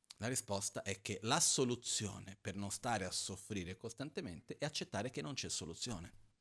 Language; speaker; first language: Italian; non-native, fluent; Portuguese